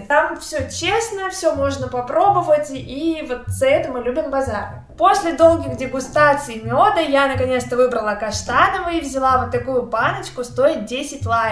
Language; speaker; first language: Russian; native; Russian